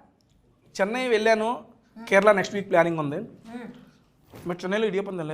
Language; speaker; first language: Telugu; native; Telugu